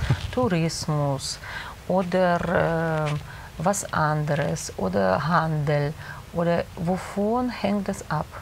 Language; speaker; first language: German; non-native, fluent; Russian